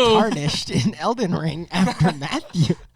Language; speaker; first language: English; native; English